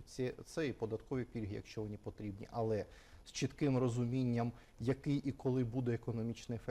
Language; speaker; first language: Ukrainian; native; Ukrainian